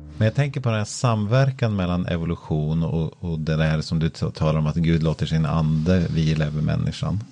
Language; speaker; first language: Swedish; native; Swedish